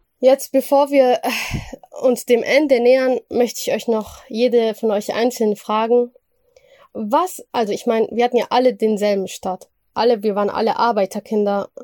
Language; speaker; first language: German; early bilingual, other home language; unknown